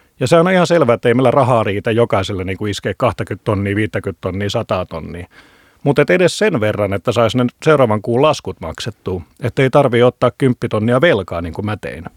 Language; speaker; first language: Finnish; native; Finnish